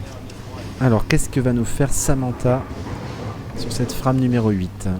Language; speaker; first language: French; native; French